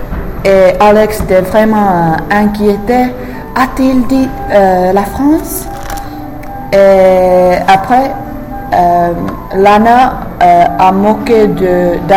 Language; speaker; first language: French; non-native, fluent; English